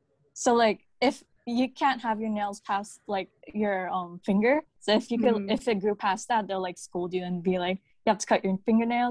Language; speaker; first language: English; early bilingual, other home language; Japanese